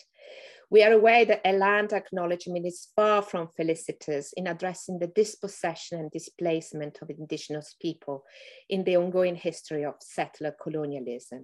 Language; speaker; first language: English; non-native, fluent; Italian